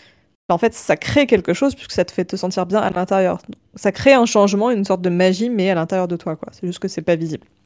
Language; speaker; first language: French; native; French